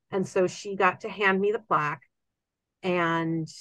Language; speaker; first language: English; native; English